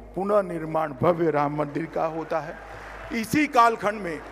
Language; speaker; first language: Hindi; non-native, local second language; Gujarati